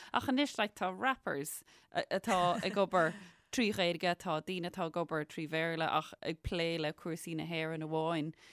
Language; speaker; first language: Irish; non-native, local second language; English